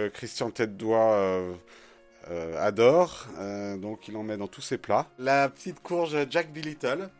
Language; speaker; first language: French; native; French